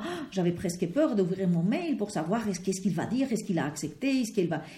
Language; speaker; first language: French; non-native, fluent; Spanish